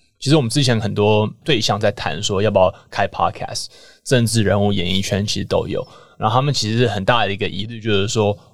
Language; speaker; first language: Chinese; native; Chinese